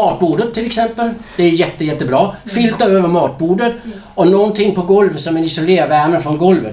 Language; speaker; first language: Swedish; non-native, fluent; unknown